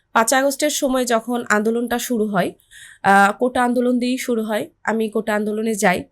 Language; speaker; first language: Bangla; native; Bangla